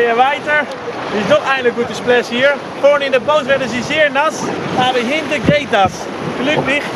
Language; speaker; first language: German; non-native, learner; Dutch